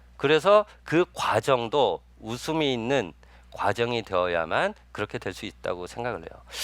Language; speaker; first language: Korean; native; Korean